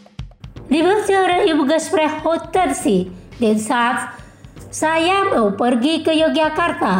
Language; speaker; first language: German; non-native, learner; Indonesian